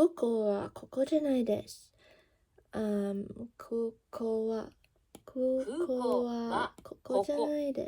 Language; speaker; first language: Japanese; non-native, learner; English